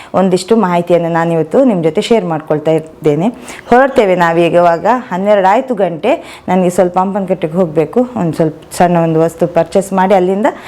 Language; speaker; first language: Kannada; non-native, local second language; Tulu